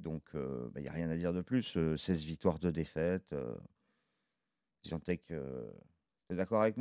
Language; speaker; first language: French; native; French